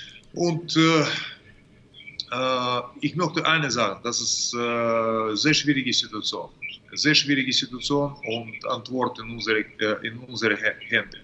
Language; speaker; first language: German; non-native, fluent; Russian